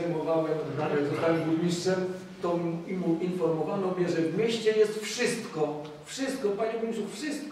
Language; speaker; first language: Polish; native; Polish